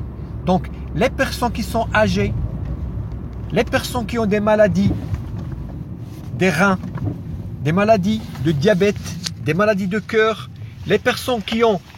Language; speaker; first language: French; non-native, fluent; Arabic